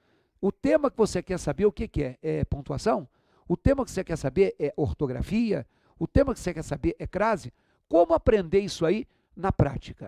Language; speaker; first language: Portuguese; native; Portuguese